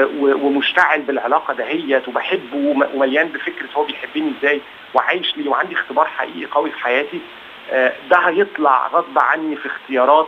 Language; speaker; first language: Arabic; native; Arabic